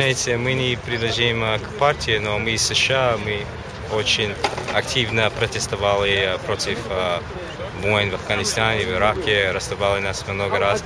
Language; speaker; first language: Russian; non-native, learner; English